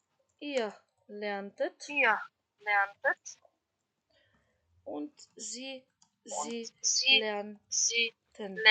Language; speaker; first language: German; non-native, fluent; Macedonian